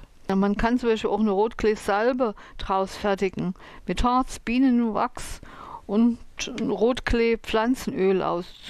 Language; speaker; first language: German; native; German